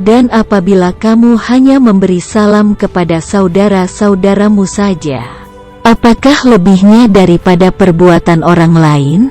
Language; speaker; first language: Indonesian; native; Indonesian